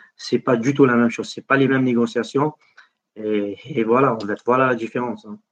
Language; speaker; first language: French; non-native, local second language; Arabic